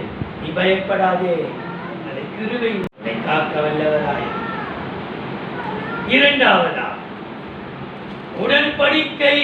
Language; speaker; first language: Tamil; native; Tamil